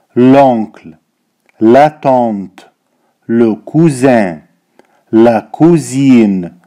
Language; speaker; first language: French; non-native, fluent; Arabic